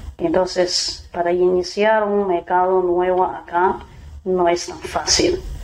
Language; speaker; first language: Spanish; non-native, fluent; Chinese